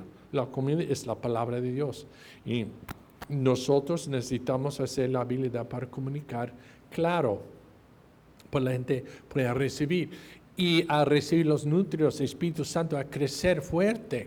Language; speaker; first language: Spanish; non-native, fluent; English